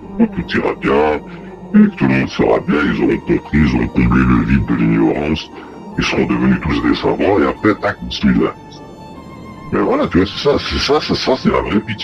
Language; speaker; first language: French; native; French